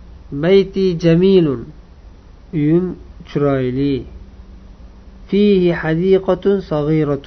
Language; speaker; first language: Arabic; non-native, fluent; Uzbek